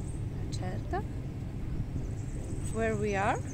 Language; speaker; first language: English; non-native, learner; Russian